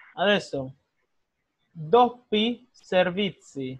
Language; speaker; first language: Italian; non-native, fluent; Spanish